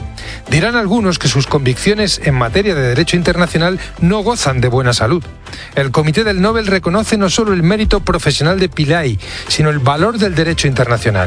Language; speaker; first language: Spanish; native; Spanish